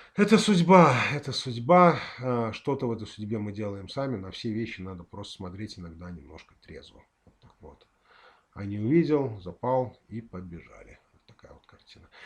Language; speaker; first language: Russian; native; Russian